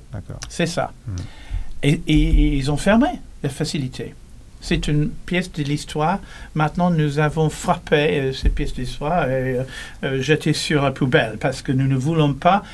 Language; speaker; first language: French; non-native, learner; English